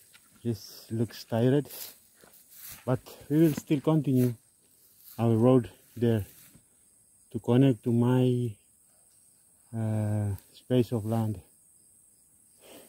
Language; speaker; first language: English; non-native, learner; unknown